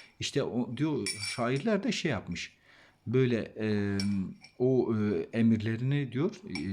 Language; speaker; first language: Turkish; native; Turkish